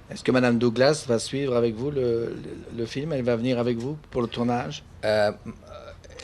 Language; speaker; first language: French; native; French